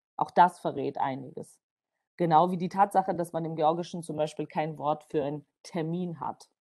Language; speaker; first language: German; non-native, fluent; Georgian